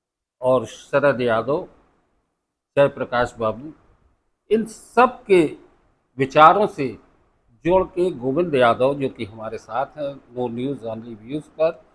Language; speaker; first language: Hindi; native; Hindi